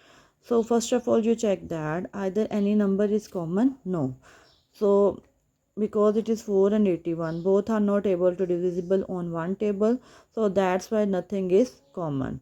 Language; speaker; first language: English; non-native, local second language; Urdu